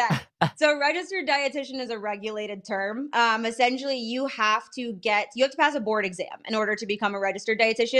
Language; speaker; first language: English; native; English